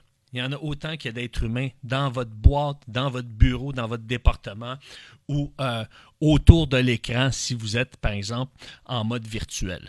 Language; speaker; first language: French; native; French